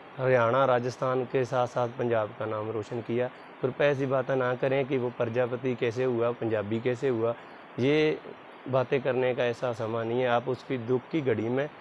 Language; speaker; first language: Hindi; non-native, local second language; Punjabi